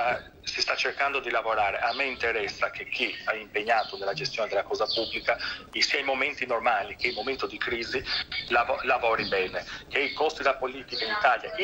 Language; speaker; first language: Italian; native; Italian